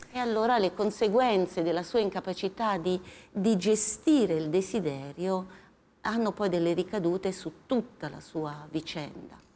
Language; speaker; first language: Italian; native; Italian